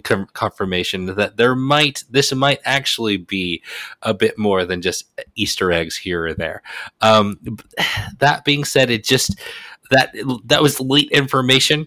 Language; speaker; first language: English; native; English